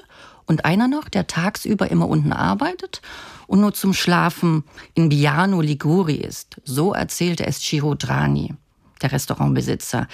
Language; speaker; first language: German; native; German